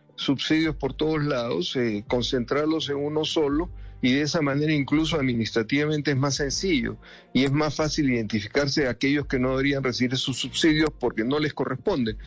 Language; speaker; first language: Spanish; native; Spanish